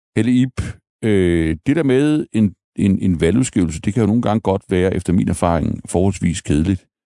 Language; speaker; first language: Danish; native; Danish